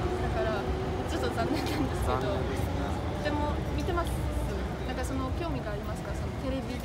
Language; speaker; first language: Japanese; non-native, learner; Polish